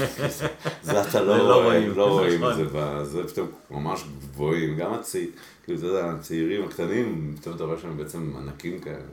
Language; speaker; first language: Hebrew; early bilingual, other home language; Spanish